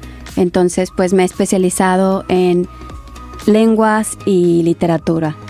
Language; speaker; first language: Spanish; native; Spanish